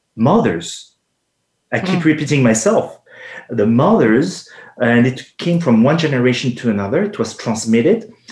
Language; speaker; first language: English; non-native, fluent; French